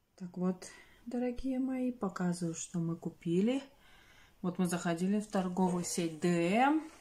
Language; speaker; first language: Russian; native; Russian